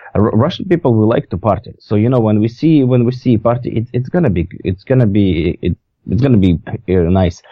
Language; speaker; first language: English; non-native, fluent; Russian